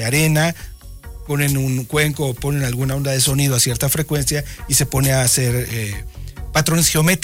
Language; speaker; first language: Spanish; native; Spanish